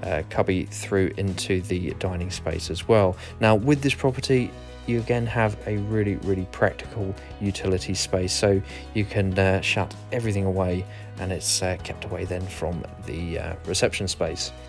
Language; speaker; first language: English; native; English